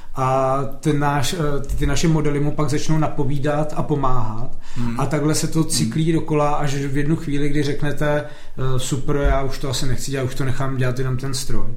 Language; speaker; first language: Czech; native; Czech